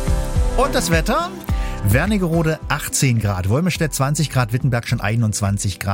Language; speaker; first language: German; native; German